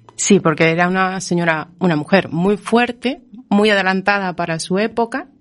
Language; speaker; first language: Spanish; native; Spanish